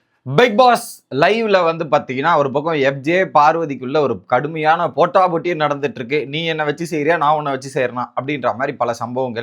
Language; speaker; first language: Tamil; native; Tamil